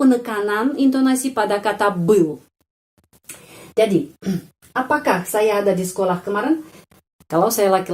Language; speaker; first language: Indonesian; non-native, fluent; Russian